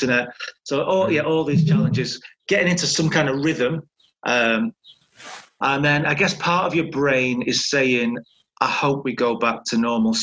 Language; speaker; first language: English; native; English